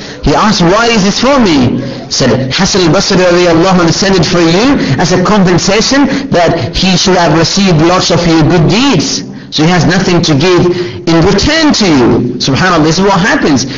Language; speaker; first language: English; non-native, local second language; Malayalam